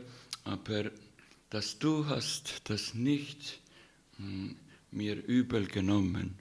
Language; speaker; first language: German; non-native, fluent; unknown